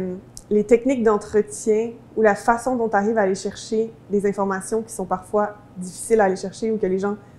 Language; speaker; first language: French; native; French